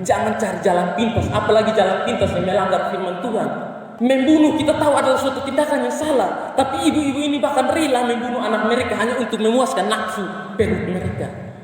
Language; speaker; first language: Indonesian; non-native, local second language; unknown